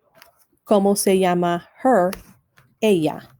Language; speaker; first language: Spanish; non-native, fluent; English